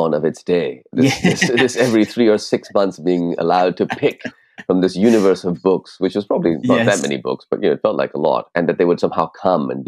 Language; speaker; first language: English; non-native, local second language; Urdu